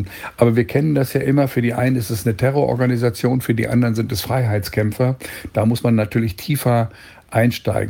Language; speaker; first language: German; native; German